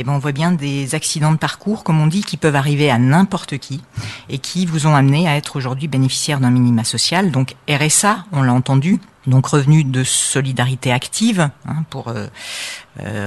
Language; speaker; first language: French; native; French